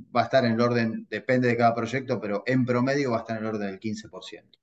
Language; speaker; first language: Spanish; native; Spanish